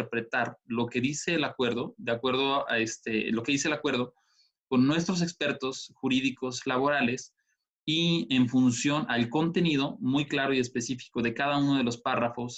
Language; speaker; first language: Spanish; native; Spanish